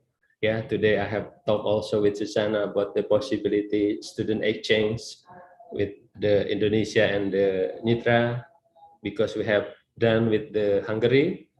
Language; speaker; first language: English; non-native, learner; Indonesian